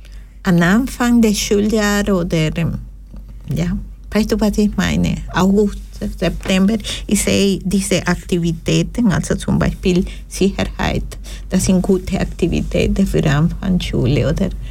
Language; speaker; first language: German; non-native, fluent; Spanish